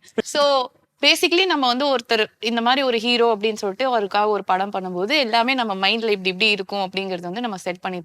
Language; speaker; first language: Tamil; native; Tamil